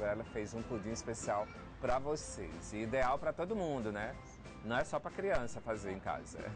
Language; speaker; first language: Portuguese; native; Portuguese